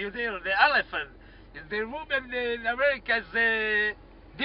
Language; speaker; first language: English; non-native, learner; Hebrew